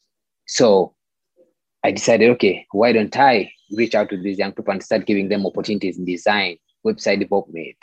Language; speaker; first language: English; non-native, local second language; Ganda